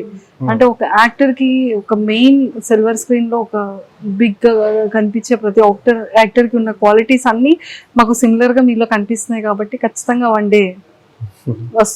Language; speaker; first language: Telugu; native; Telugu